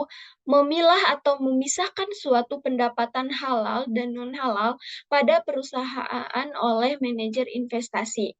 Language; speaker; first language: Indonesian; native; Indonesian